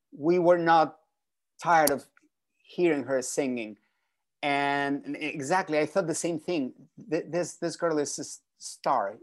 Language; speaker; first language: English; non-native, fluent; Spanish